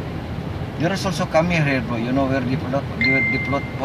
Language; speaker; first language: English; non-native, local second language; Filipino